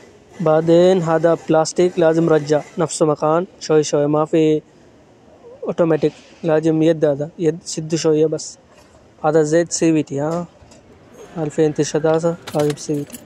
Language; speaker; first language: Arabic; non-native, learner; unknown